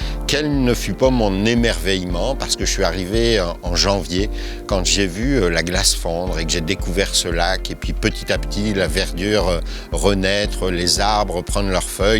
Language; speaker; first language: French; native; French